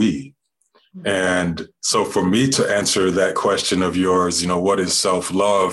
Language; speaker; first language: English; native; English